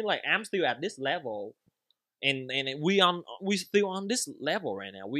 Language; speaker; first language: English; non-native, learner; Vietnamese